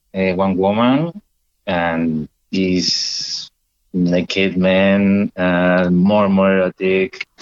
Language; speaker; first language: English; non-native, learner; Spanish